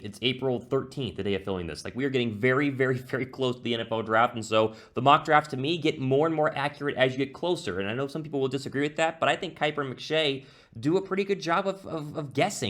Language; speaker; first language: English; native; English